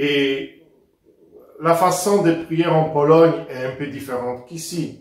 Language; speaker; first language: French; non-native, fluent; Polish